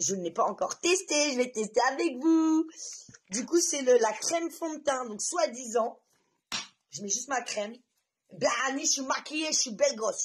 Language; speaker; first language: French; native; French